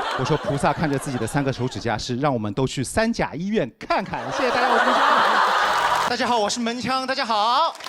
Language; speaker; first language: Chinese; native; Chinese